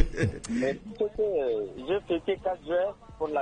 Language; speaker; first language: French; non-native, learner; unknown